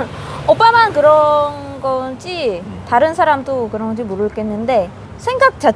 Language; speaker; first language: Korean; non-native, learner; Vietnamese